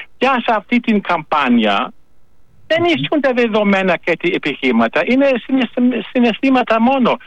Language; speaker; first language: Greek; non-native, fluent; German